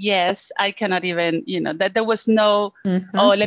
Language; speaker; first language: English; non-native, fluent; Spanish